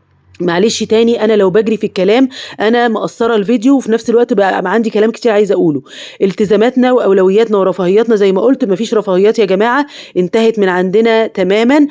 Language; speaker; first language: Arabic; native; Arabic